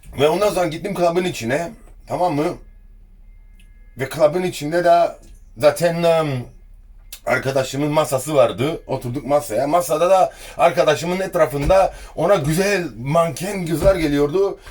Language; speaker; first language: Turkish; early bilingual, heritage; Turkish